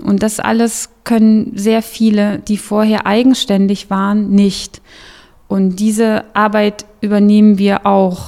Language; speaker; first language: German; native; German